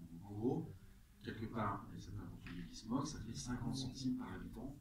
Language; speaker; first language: French; native; French